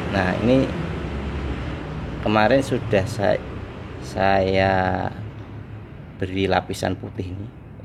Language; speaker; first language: Indonesian; native; Indonesian